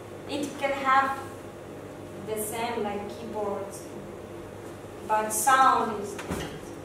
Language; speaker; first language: English; non-native, learner; Ukrainian